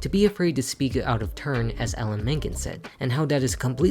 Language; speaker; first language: English; native; English